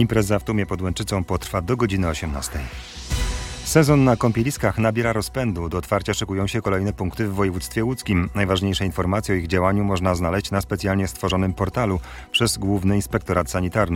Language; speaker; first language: Polish; native; Polish